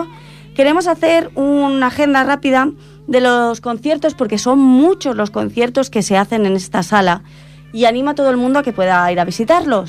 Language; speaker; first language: Spanish; native; Spanish